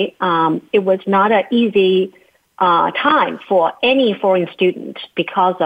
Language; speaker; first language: English; non-native, fluent; Chinese